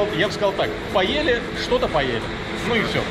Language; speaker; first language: Russian; native; Russian